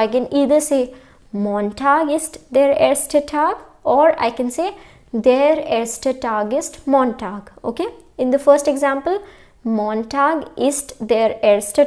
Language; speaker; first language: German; non-native, fluent; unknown